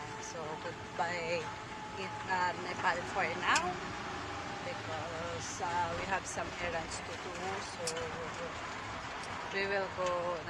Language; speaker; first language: English; non-native, local second language; Filipino